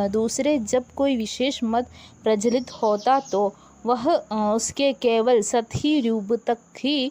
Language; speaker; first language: Hindi; non-native, local second language; Malayalam